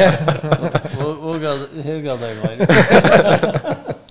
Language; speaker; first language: English; native; English